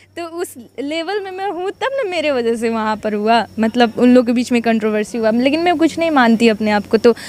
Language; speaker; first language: Hindi; non-native, local second language; Nepali